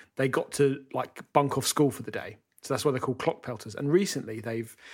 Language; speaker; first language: English; native; English